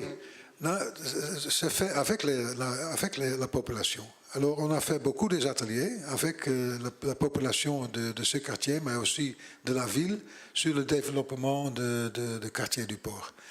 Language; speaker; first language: French; non-native, learner; Dutch